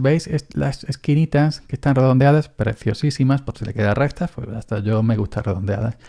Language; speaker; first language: Spanish; native; Spanish